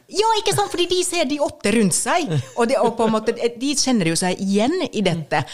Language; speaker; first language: Norwegian; non-native, fluent; Finnish